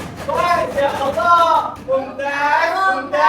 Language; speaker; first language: Arabic; non-native, learner; Malay